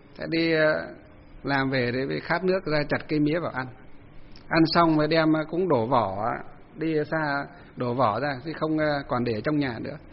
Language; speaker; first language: Vietnamese; native; Vietnamese